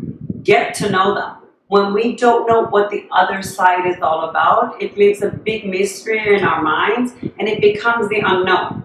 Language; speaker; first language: English; non-native, fluent; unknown